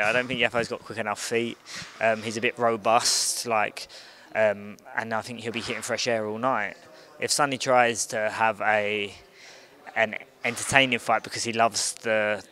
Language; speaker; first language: English; native; English